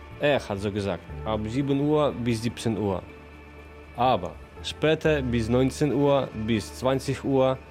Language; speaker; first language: German; non-native, learner; Polish